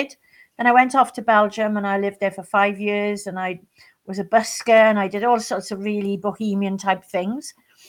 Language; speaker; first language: English; native; English